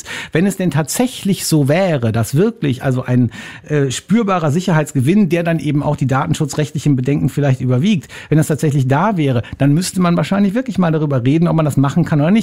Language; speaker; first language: German; native; German